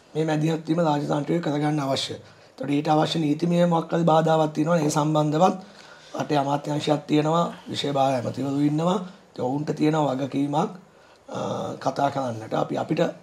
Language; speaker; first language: Sinhala; native; Sinhala